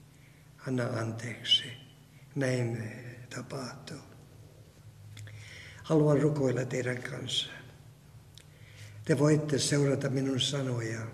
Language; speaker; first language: Finnish; non-native, fluent; Russian